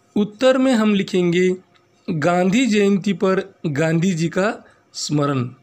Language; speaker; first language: Hindi; non-native, local second language; Marathi